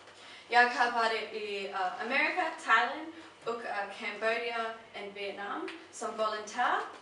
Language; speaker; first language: Swedish; non-native, learner; English